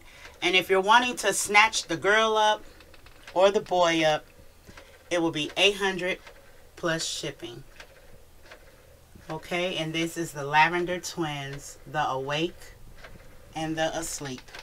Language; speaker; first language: English; native; English